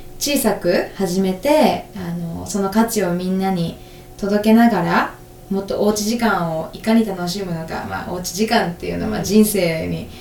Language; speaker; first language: Japanese; native; Japanese